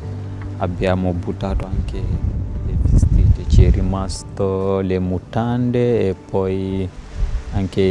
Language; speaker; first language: Italian; non-native, fluent; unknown